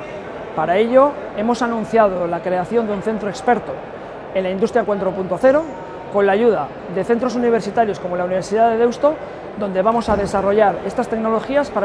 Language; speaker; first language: Spanish; native; Spanish